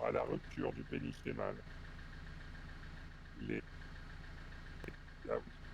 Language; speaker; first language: French; native; French